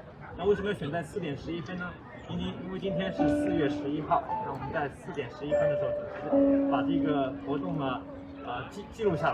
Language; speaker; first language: Chinese; native; Chinese